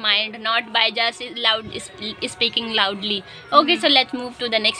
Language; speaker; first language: English; non-native, learner; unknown